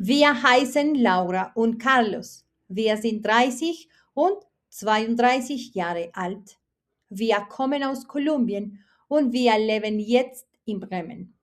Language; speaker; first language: German; non-native, fluent; Spanish